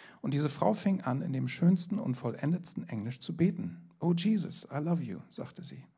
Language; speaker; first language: German; native; German